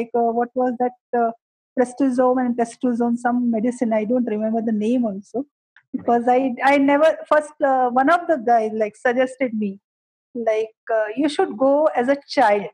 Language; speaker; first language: English; non-native, local second language; Kannada